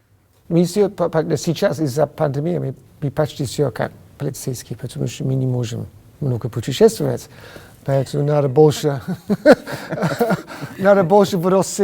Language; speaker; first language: Russian; non-native, learner; English